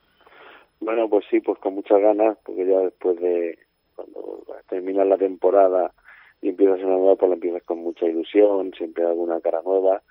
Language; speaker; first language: Spanish; native; Spanish